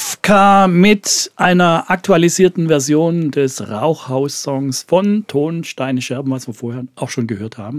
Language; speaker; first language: German; native; German